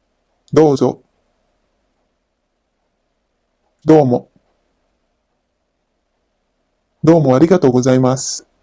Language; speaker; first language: Japanese; non-native, learner; Filipino